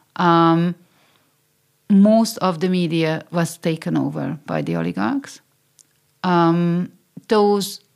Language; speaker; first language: English; non-native, fluent; Hungarian